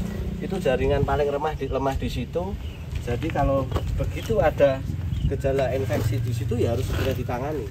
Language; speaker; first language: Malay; non-native, local second language; Javanese